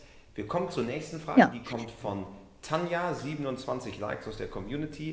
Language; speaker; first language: German; native; German